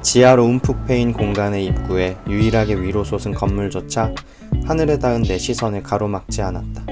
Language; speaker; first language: Korean; native; Korean